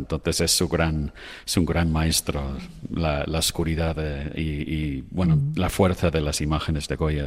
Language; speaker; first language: Spanish; non-native, fluent; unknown